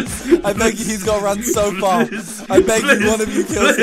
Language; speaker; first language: English; native; English